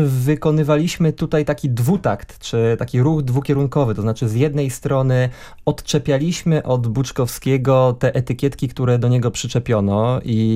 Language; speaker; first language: Polish; native; Polish